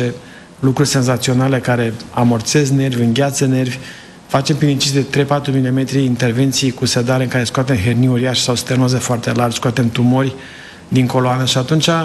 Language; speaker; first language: Romanian; native; Romanian